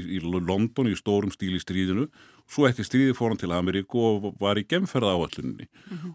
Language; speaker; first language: Icelandic; native; Icelandic